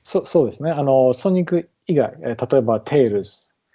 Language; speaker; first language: Japanese; non-native, learner; English